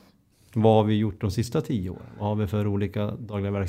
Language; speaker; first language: Swedish; native; Swedish